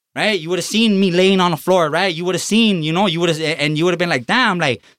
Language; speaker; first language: English; native; English